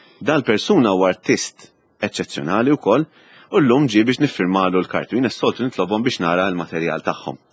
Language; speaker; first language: Maltese; native; Maltese